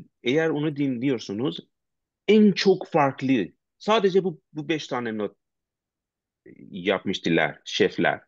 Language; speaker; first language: Turkish; non-native, learner; Persian